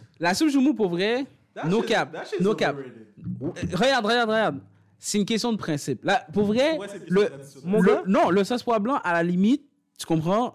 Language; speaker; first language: French; early bilingual, other home language; Haitian Creole